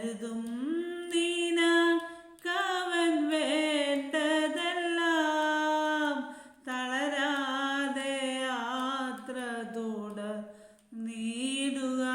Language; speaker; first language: Malayalam; native; Malayalam